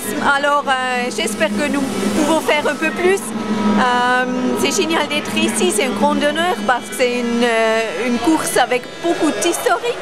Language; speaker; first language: French; non-native, local second language; German